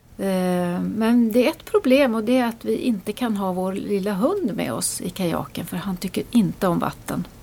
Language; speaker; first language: Swedish; native; Swedish